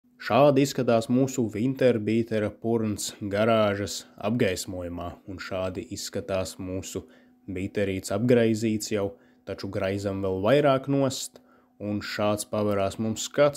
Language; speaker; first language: Latvian; native; Latvian